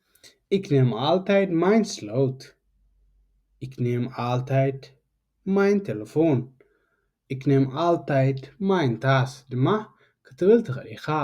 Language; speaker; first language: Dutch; non-native, learner; Tigrinya